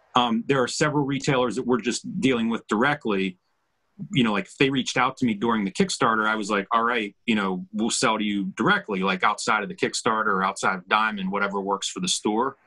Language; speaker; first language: English; native; English